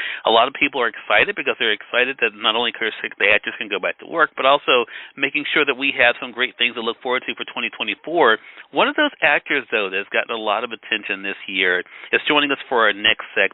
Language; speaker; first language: English; native; English